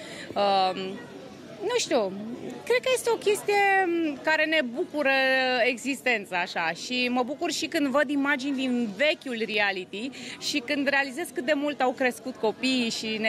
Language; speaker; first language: Romanian; native; Romanian